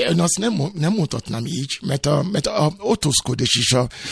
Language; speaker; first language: Hungarian; non-native, learner; Yoruba